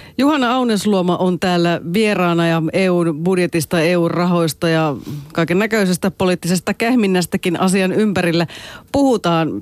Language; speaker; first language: Finnish; native; Finnish